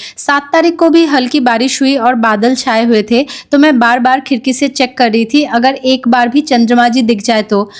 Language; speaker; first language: Hindi; non-native, local second language; Bangla